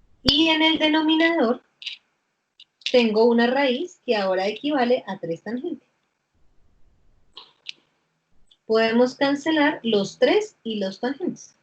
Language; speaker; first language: Spanish; native; Spanish